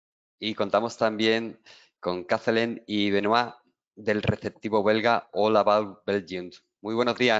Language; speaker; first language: Spanish; native; Spanish